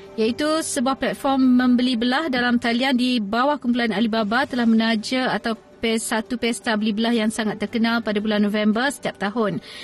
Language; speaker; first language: Malay; native; Malay